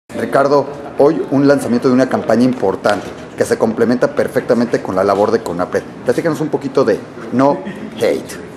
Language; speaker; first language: Spanish; native; Spanish